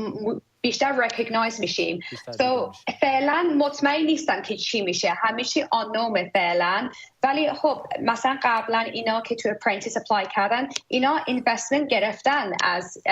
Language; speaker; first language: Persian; early bilingual, heritage; Persian